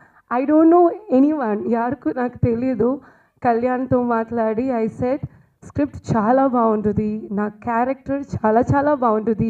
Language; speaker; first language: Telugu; non-native, learner; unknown